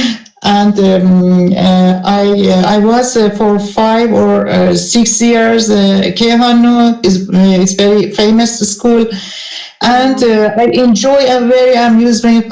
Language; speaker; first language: English; non-native, learner; Persian